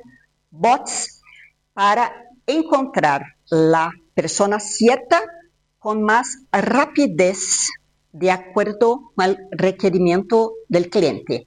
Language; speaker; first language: Spanish; non-native, fluent; Portuguese